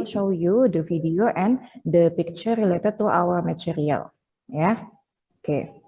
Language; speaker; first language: English; non-native, fluent; Indonesian